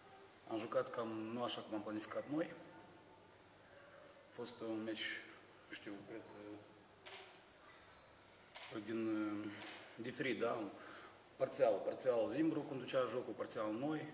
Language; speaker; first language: Romanian; non-native, local second language; Russian